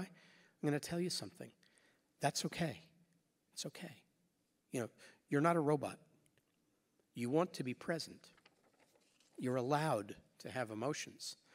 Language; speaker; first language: English; native; English